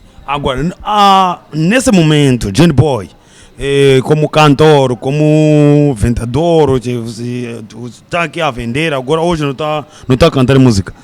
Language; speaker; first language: Portuguese; non-native, learner; Kinyarwanda